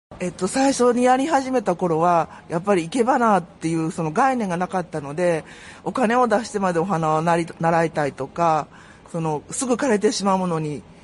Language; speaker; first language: Japanese; native; Japanese